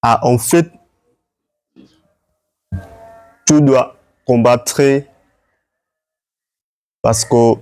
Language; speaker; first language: French; non-native, learner; Swahili